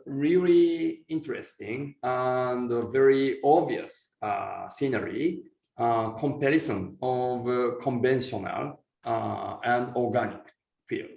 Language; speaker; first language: English; non-native, learner; Japanese